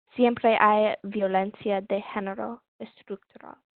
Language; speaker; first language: Spanish; non-native, learner; English